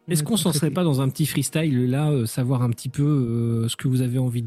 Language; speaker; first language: French; native; French